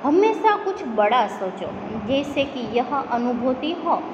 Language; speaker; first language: Hindi; non-native, local second language; Gujarati